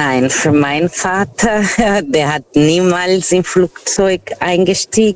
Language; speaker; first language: German; non-native, fluent; Portuguese